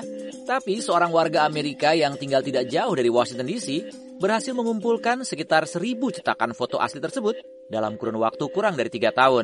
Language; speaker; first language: Indonesian; native; Indonesian